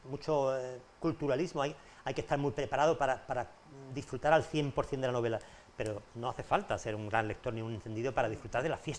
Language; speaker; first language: Spanish; native; Spanish